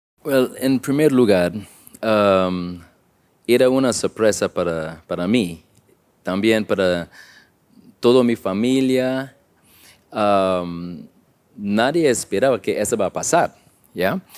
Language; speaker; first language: Spanish; non-native, learner; English